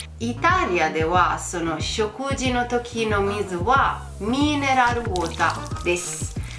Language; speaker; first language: Japanese; non-native, fluent; Italian